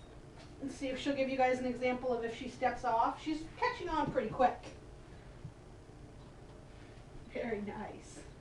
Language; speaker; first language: English; native; English